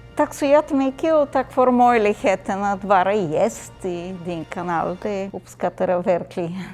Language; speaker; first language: Swedish; non-native, fluent; Bulgarian